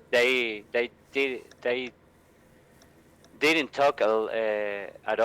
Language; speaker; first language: English; non-native, learner; Spanish